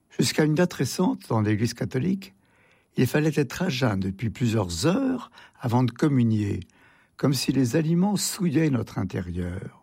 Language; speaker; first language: French; native; French